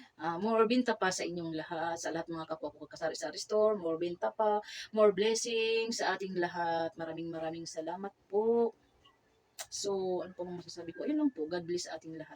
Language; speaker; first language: Filipino; non-native, local second language; Cebuano